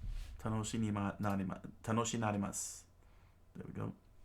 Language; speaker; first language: Japanese; non-native, learner; English